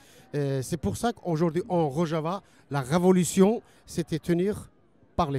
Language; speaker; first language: French; non-native, learner; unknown